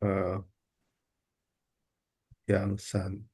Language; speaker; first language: Chinese; non-native, learner; Indonesian